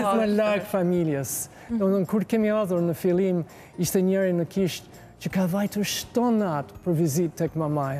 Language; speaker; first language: Albanian; non-native, learner; English